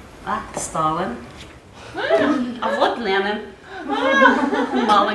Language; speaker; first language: Russian; non-native, fluent; English